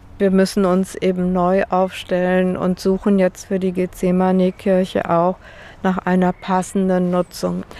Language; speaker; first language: German; native; German